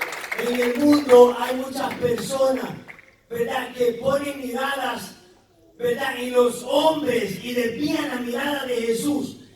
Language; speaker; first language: Spanish; native; Spanish